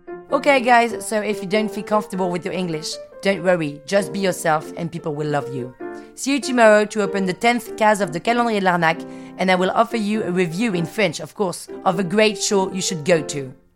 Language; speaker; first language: English; early bilingual, other home language; French